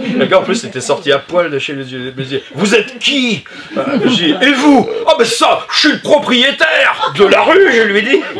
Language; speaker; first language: French; native; French